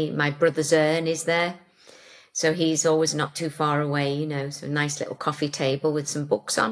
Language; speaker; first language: English; native; English